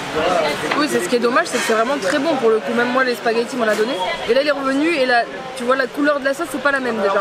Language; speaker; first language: French; native; French